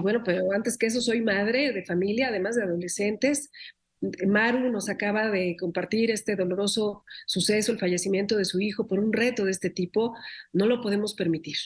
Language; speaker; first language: Spanish; native; Spanish